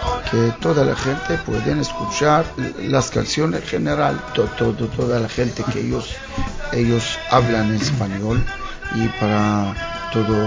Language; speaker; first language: Spanish; non-native, learner; Hebrew